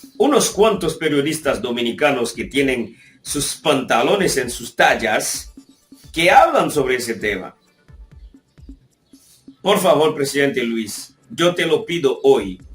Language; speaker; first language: Spanish; non-native, fluent; Haitian Creole